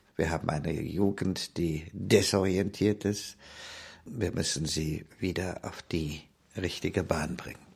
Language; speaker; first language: German; non-native, fluent; Italian